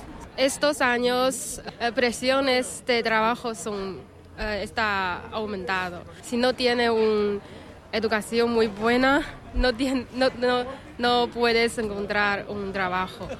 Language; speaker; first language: Spanish; non-native, learner; Chinese